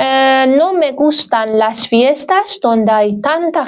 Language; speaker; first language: Spanish; non-native, fluent; Persian